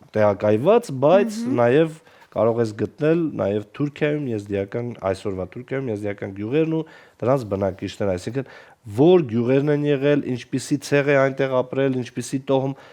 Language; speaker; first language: Armenian; non-native, local second language; Kurdish